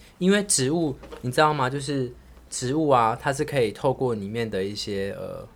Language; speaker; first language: Chinese; native; Chinese